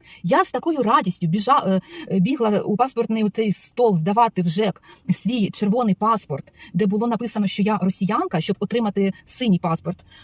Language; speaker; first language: Ukrainian; non-native, local second language; Russian